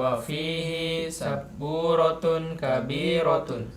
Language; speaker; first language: Arabic; non-native, learner; Indonesian